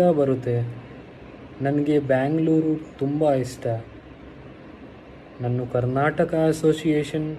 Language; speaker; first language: Kannada; non-native, learner; Hindi